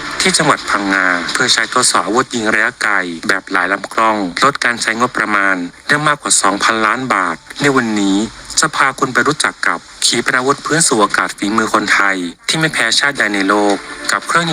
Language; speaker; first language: Thai; native; Thai